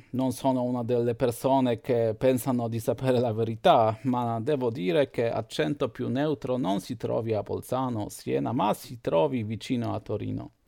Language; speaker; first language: Italian; non-native, fluent; Polish